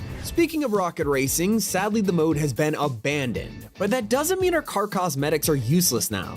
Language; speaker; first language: English; native; English